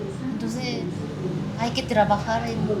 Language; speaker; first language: Spanish; non-native, fluent; Korean